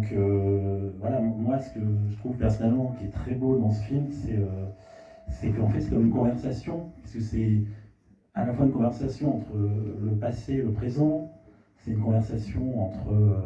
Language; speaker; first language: French; native; French